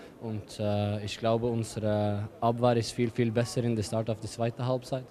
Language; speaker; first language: German; non-native, learner; Norwegian